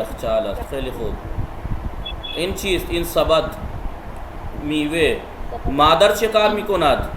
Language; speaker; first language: Persian; non-native, fluent; Urdu